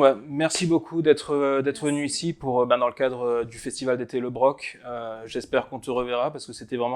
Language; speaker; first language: French; native; French